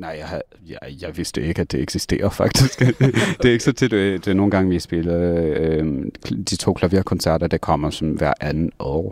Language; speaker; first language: Danish; non-native, fluent; English